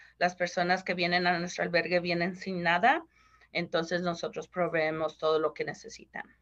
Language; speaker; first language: Spanish; early bilingual, heritage; Spanish